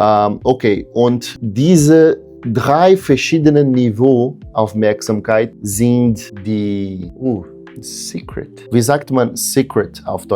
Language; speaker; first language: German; non-native, learner; Portuguese